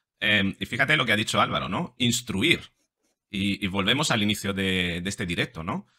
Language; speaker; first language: Spanish; non-native, fluent; Italian